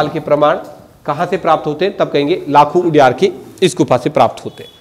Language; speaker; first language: Hindi; native; Hindi